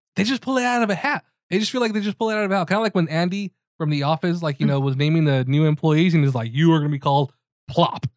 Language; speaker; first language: English; early bilingual, other home language; Spanish